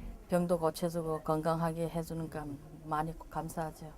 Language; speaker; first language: Korean; non-native, learner; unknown